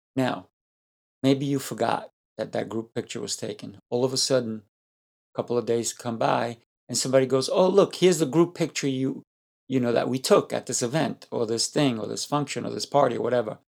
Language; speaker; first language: English; non-native, fluent; Spanish